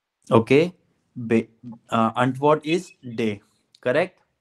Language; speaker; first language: English; non-native, local second language; Hindi